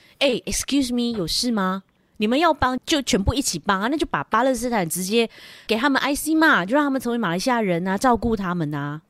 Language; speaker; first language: Chinese; native; Chinese